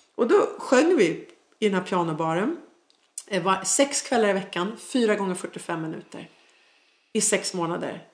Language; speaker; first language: Swedish; native; Swedish